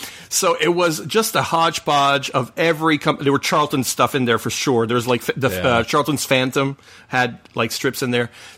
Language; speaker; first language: English; non-native, fluent; French